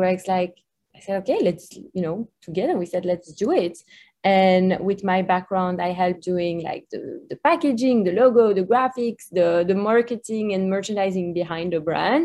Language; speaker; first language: English; non-native, fluent; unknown